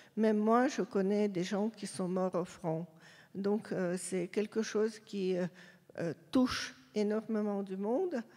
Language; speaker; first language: French; non-native, fluent; Russian